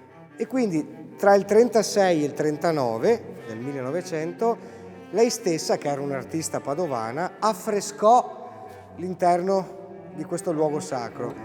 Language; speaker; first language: Italian; native; Italian